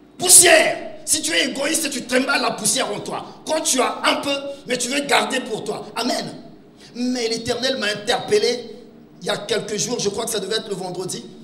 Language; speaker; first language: French; non-native, local second language; Lingala